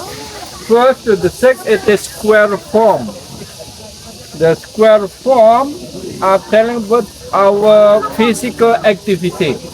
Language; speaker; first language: English; non-native, learner; Indonesian